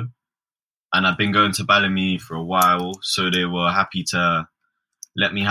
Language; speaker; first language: English; native; English